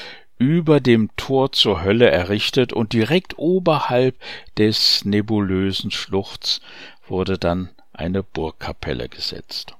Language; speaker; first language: German; native; German